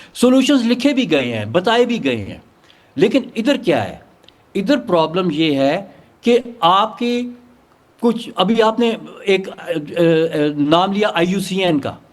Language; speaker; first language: Urdu; non-native, local second language; Punjabi